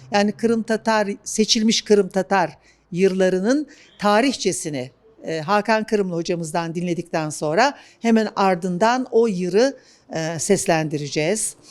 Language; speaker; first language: Turkish; native; Turkish